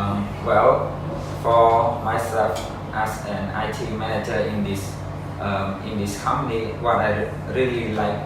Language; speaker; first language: English; non-native, learner; Khmer